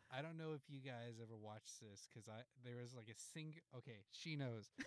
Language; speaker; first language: English; early bilingual, other home language; Spanish